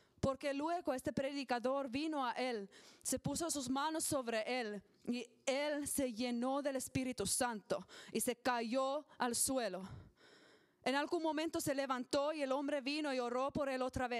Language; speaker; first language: Spanish; non-native, learner; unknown